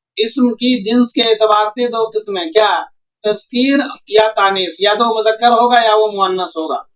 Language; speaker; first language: Hindi; native; Hindi